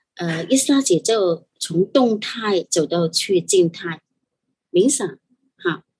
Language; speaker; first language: Chinese; non-native, fluent; Cantonese